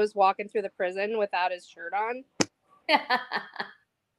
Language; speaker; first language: English; native; English